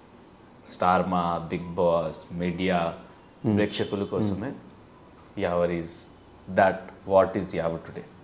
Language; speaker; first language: Telugu; non-native, learner; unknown